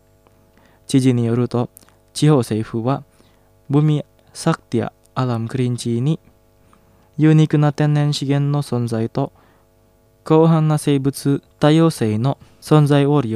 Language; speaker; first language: Japanese; non-native, fluent; Indonesian